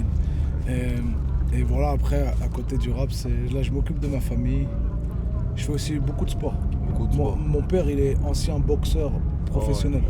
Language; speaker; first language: French; native; French